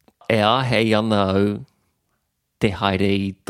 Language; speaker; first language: Māori; non-native, local second language; English